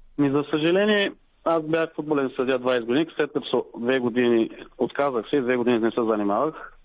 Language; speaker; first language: Bulgarian; native; Bulgarian